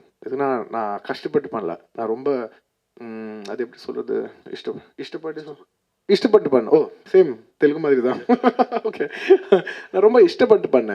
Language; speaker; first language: Tamil; non-native, local second language; Telugu